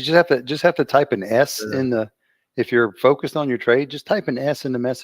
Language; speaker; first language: English; native; English